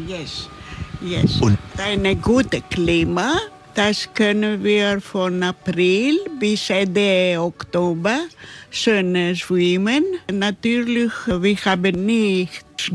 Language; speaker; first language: German; non-native, learner; Greek